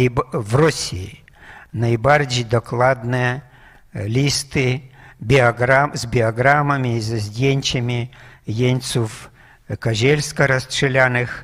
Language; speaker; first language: Polish; non-native, fluent; Russian